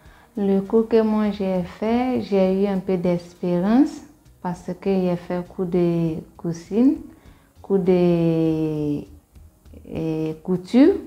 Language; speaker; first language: French; non-native, learner; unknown